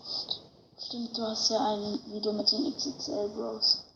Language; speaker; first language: German; native; German